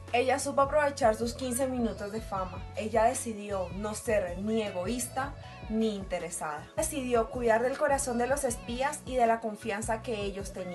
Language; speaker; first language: Spanish; native; Spanish